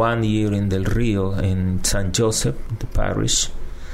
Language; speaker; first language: English; non-native, fluent; Spanish